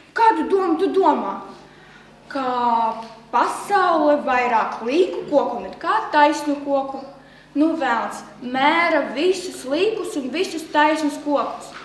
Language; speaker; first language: Latvian; non-native, local second language; Russian